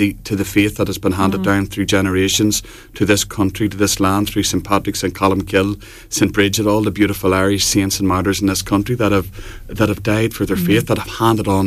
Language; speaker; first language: English; native; English